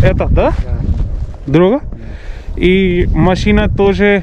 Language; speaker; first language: Russian; non-native, learner; Hindi